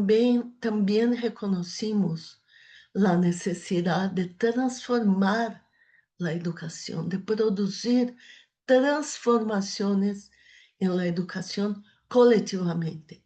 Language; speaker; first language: Spanish; non-native, fluent; Portuguese